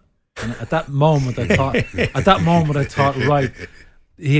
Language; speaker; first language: English; native; English